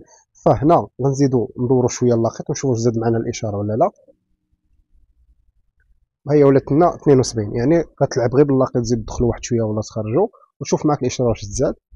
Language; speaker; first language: Arabic; native; Arabic